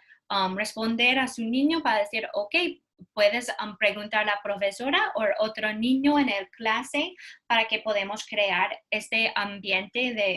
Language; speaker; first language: Spanish; non-native, learner; English